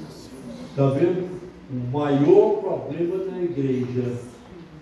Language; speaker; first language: Portuguese; non-native, fluent; English